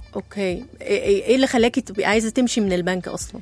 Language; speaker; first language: Arabic; native; Arabic